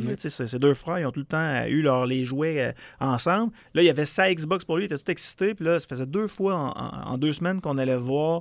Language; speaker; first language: French; native; French